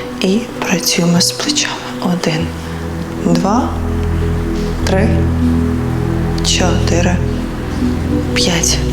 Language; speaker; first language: Ukrainian; native; Ukrainian